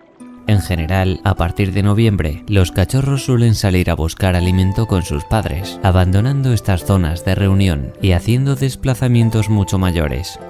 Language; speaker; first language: Spanish; native; Spanish